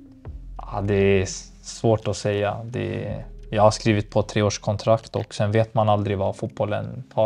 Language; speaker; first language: Swedish; early bilingual, other home language; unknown